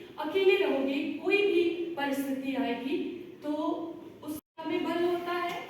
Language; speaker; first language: Hindi; native; Hindi